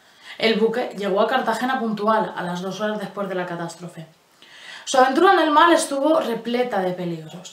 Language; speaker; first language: Spanish; native; Spanish